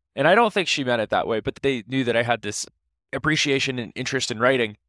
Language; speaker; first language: English; native; English